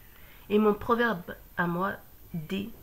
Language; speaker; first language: French; non-native, local second language; Kabyle